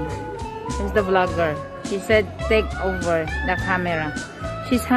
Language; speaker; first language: English; non-native, local second language; Filipino